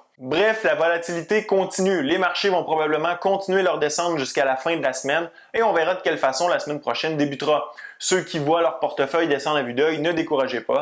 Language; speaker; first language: French; native; French